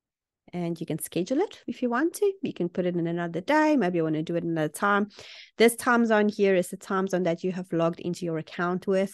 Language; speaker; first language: English; native; English